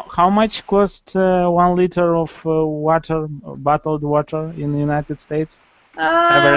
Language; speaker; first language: English; non-native, learner; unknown